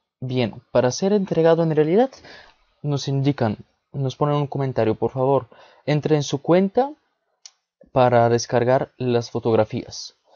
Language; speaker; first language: Spanish; early bilingual, other home language; Bulgarian